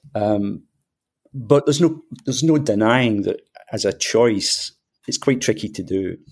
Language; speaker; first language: English; native; English